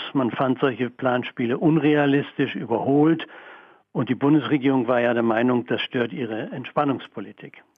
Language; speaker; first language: German; native; German